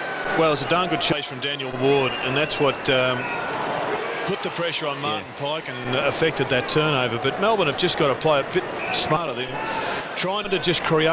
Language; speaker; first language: English; native; English